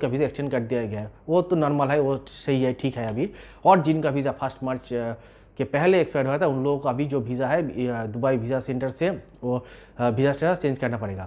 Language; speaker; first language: Hindi; non-native, local second language; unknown